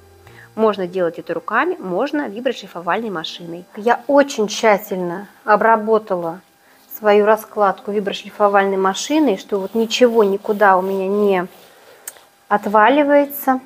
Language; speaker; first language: Russian; native; Russian